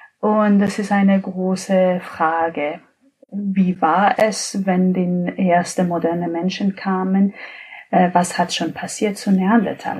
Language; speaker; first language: German; non-native, fluent; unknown